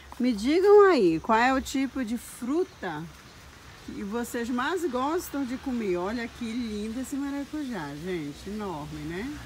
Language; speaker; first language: Portuguese; native; Portuguese